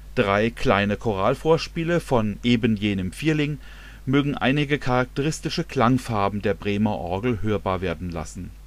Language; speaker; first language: German; native; German